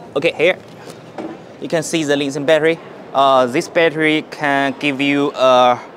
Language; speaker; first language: English; non-native, learner; Chinese